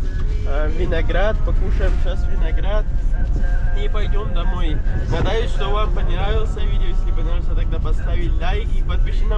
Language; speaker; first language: Russian; non-native, learner; Persian